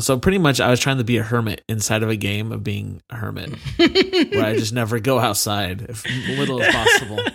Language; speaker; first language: English; native; English